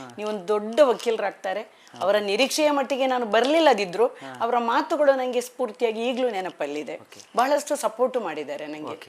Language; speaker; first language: Kannada; non-native, local second language; Tulu